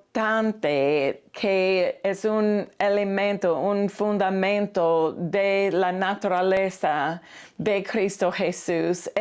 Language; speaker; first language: Spanish; non-native, fluent; English